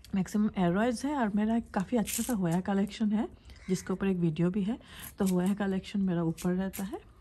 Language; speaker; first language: Hindi; non-native, local second language; Assamese